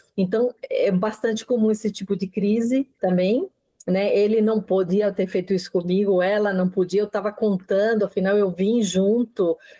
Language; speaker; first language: Portuguese; non-native, fluent; Spanish